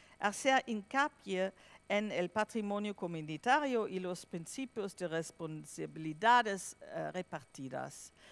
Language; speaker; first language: Spanish; non-native, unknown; German